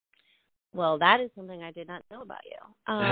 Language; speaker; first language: English; native; English